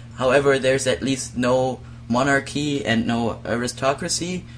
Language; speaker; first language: English; non-native, fluent; German